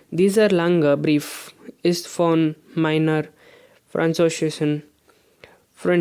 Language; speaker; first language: German; non-native, learner; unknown